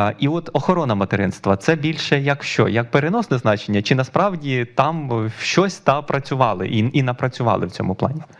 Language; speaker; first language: Ukrainian; native; Ukrainian